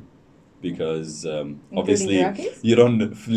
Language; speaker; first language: English; non-native, fluent; Persian